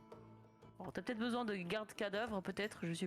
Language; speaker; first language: French; native; French